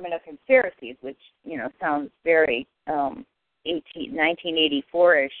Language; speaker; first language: English; native; English